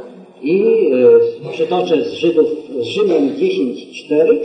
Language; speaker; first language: Polish; native; Polish